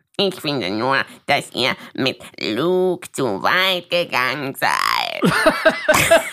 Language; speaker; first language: German; native; German